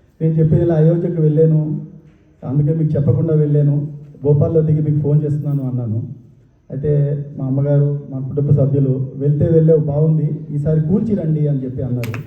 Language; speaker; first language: Telugu; native; Telugu